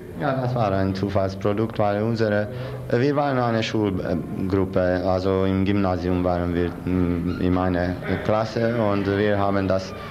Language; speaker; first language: German; non-native, learner; Hungarian